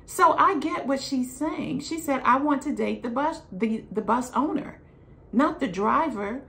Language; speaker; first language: English; native; English